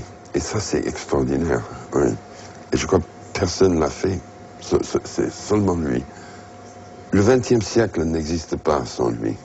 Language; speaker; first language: French; non-native, fluent; English